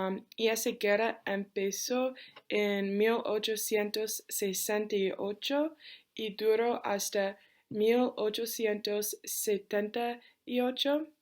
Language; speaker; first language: Spanish; non-native, learner; English